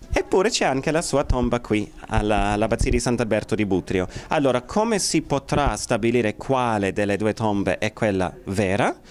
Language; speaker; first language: Italian; non-native, fluent; English